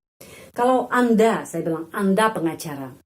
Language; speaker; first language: Indonesian; non-native, fluent; Russian